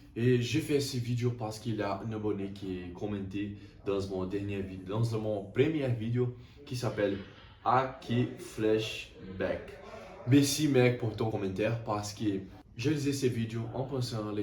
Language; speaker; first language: French; non-native, learner; Portuguese